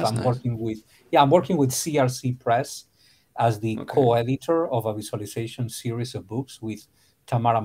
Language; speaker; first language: English; non-native, fluent; Spanish